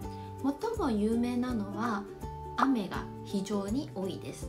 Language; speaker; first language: Japanese; non-native, fluent; Chinese